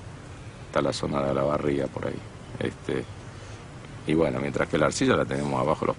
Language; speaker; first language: Spanish; native; Spanish